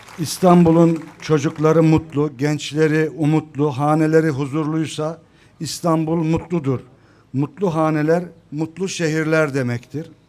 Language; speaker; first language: Turkish; native; Turkish